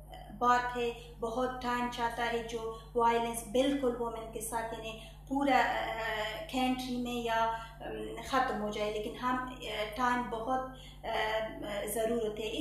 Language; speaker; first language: Hindi; non-native, fluent; Persian